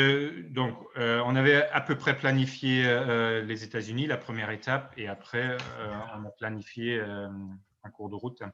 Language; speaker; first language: French; non-native, fluent; German